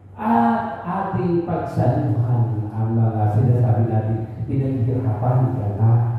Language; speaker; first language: Filipino; non-native, local second language; Cebuano